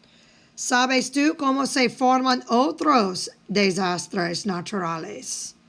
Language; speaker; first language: Spanish; non-native, fluent; English